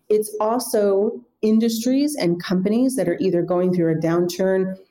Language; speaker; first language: English; native; English